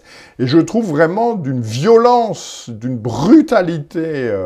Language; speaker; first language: French; native; French